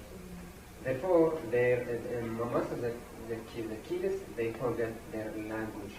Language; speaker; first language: English; non-native, fluent; Amharic